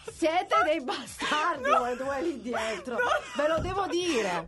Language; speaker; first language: Italian; native; Italian